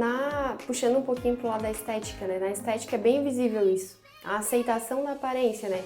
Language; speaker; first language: Portuguese; native; Portuguese